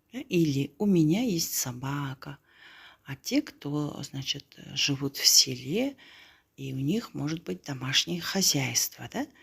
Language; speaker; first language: Russian; non-native, local second language; Kazakh